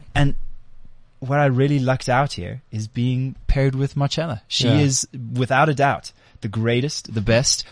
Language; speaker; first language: English; native; English